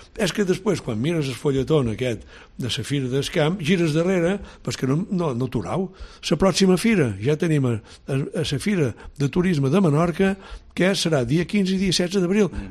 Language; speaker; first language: Catalan; native; Catalan